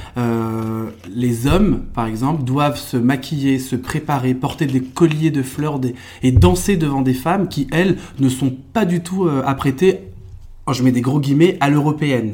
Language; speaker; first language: French; native; French